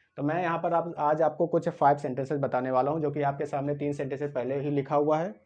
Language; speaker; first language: Hindi; native; Hindi